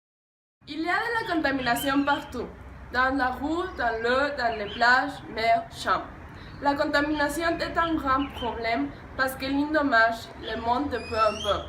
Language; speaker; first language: French; non-native, learner; Spanish